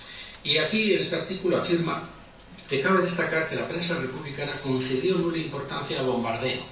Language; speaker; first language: Spanish; native; Spanish